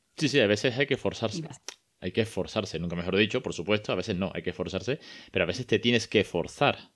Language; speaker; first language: Spanish; native; Spanish